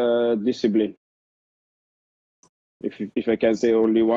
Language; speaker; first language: English; non-native, fluent; Arabic